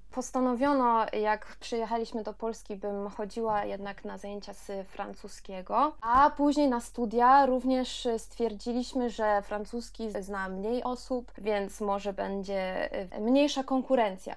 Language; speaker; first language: Polish; early bilingual, heritage; Polish